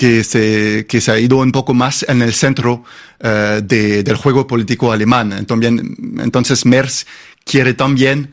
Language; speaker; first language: Spanish; non-native, fluent; German